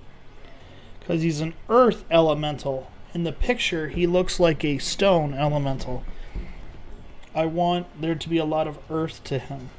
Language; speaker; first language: English; native; English